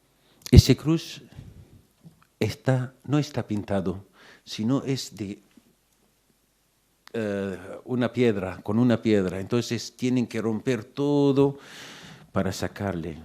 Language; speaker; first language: Spanish; non-native, fluent; Arabic